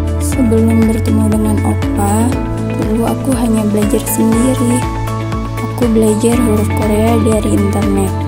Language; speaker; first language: Indonesian; native; Indonesian